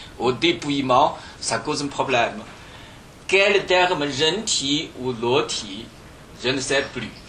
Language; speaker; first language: French; non-native, fluent; Chinese